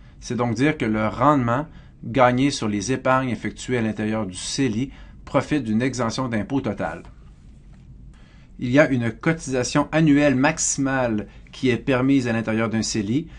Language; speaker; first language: French; native; French